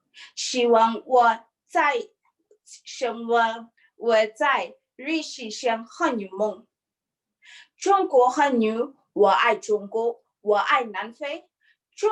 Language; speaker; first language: Chinese; non-native, learner; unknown